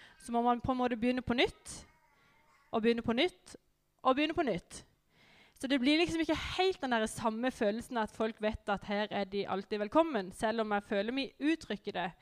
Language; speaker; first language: Norwegian; native; Norwegian